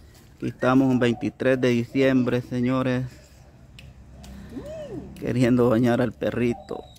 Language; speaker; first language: Spanish; native; Spanish